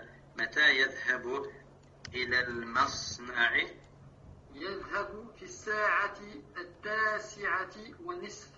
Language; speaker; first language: Arabic; non-native, learner; French